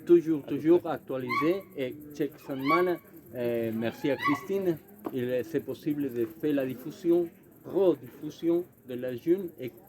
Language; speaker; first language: French; non-native, learner; Spanish